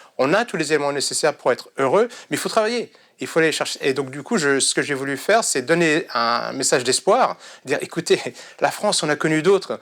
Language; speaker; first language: French; early bilingual, other home language; Serbian